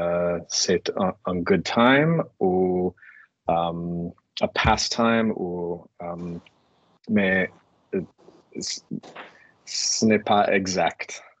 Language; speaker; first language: French; non-native, learner; English